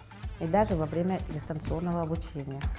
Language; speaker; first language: Russian; native; Russian